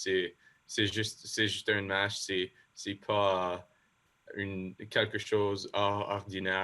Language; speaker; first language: French; non-native, local second language; English